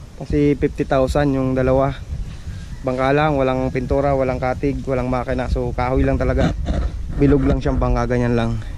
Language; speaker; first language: Filipino; non-native, local second language; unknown